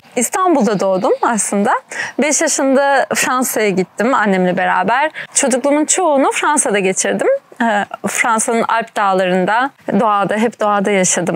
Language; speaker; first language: Turkish; early bilingual, heritage; Turkish